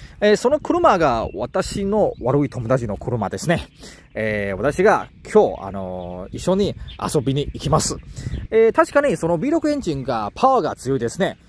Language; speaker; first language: Japanese; non-native, learner; Chinese